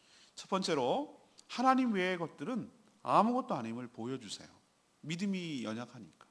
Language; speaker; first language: Korean; native; Korean